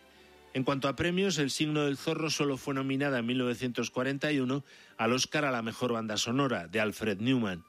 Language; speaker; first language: Spanish; native; Spanish